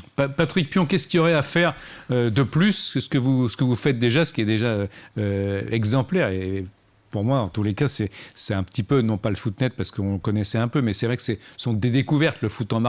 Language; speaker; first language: French; native; French